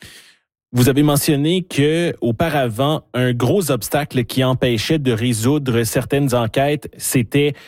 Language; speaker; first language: French; native; French